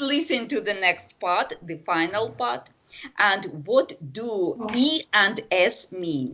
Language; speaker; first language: English; non-native, fluent; Russian